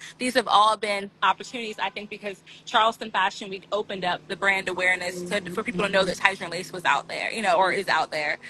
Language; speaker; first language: English; native; English